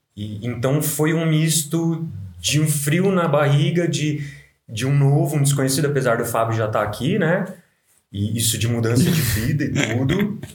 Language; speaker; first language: Portuguese; native; Portuguese